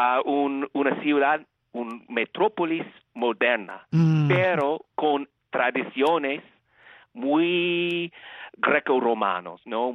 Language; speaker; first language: Spanish; non-native, fluent; English